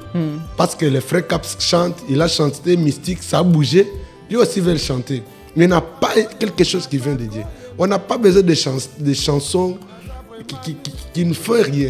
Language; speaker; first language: French; non-native, local second language; Lingala